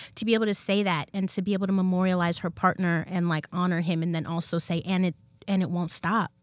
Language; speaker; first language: English; native; English